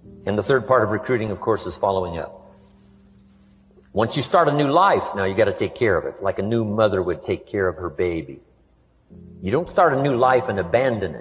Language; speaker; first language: English; native; English